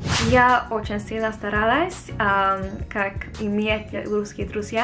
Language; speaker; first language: Russian; non-native, fluent; Swedish